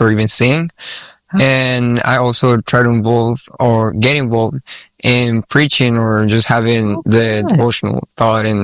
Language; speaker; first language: English; non-native, fluent; Spanish